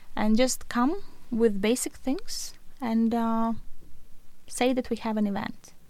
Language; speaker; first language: English; non-native, fluent; Latvian